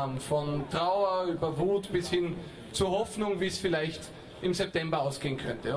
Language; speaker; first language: German; native; German